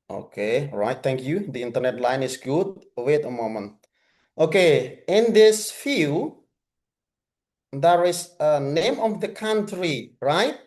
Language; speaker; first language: English; non-native, fluent; Indonesian